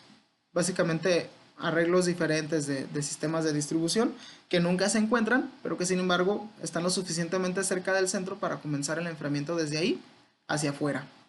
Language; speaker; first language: Spanish; native; Spanish